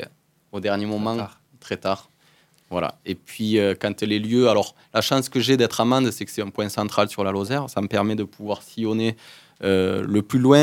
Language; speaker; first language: French; native; French